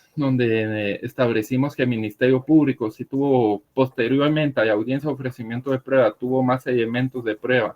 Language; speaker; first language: Spanish; native; Spanish